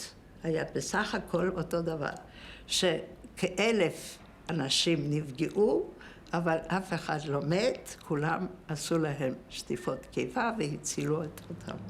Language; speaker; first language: Hebrew; non-native, fluent; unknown